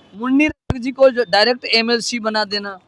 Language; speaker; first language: Hindi; native; Hindi